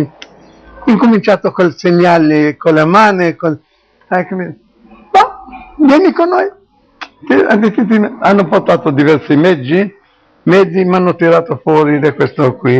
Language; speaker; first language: Italian; non-native, local second language; Arabic